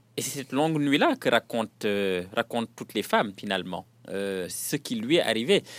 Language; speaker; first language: French; non-native, local second language; Serer